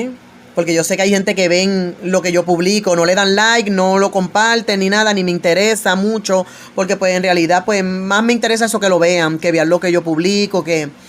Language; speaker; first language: Spanish; native; Spanish